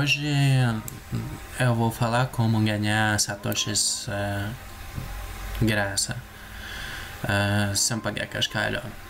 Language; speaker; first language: Portuguese; non-native, learner; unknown